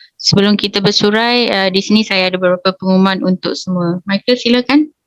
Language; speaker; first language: Malay; non-native, local second language; Chinese